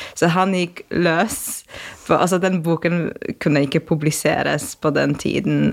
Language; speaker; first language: Norwegian; non-native, fluent; Polish